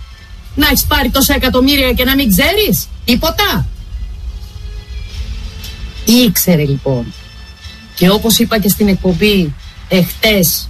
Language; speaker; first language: Greek; native; Greek